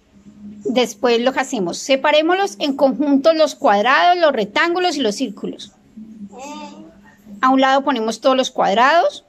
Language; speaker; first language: Spanish; native; Spanish